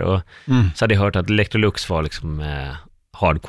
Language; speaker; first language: Swedish; native; Swedish